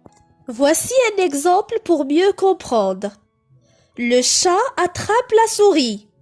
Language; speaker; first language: French; non-native, local second language; Arabic